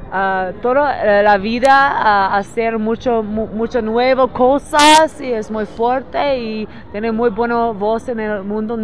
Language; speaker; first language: Spanish; non-native, learner; English